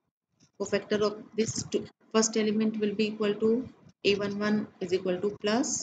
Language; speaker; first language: English; non-native, local second language; Hindi